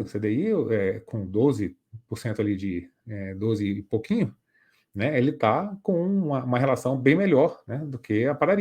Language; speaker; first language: Portuguese; native; Portuguese